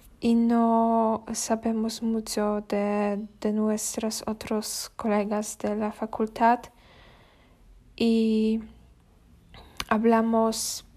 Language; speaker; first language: Spanish; non-native, learner; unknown